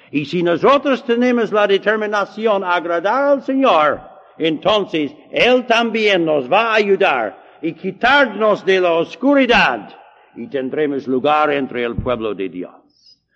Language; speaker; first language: Spanish; non-native, learner; English